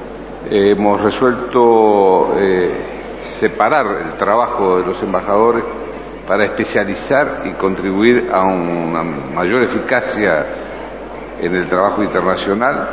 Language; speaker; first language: Spanish; native; Spanish